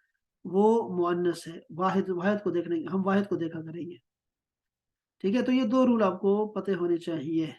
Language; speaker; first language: Urdu; native; Urdu